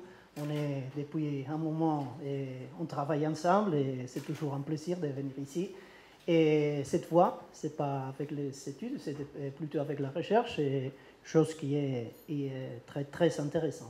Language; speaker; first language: French; non-native, learner; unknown